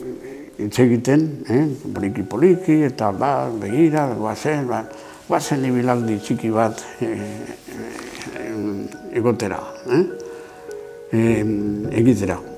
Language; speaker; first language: Basque; non-native, local second language; Spanish